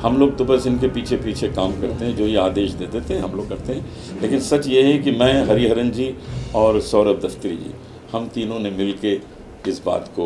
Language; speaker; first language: Hindi; native; Hindi